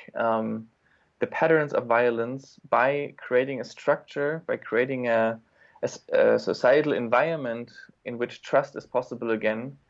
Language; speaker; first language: English; non-native, fluent; German